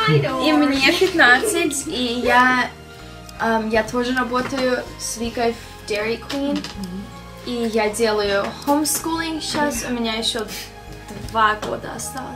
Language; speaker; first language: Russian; early bilingual, heritage; Russian